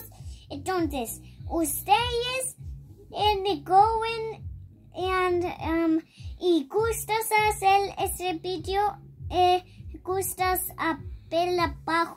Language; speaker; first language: Spanish; early bilingual, heritage; English